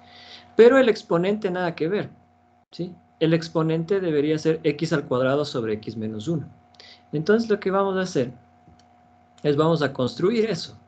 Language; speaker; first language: Spanish; native; Spanish